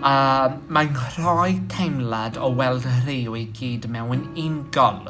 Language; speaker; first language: Welsh; non-native, fluent; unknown